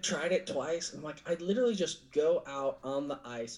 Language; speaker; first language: English; native; English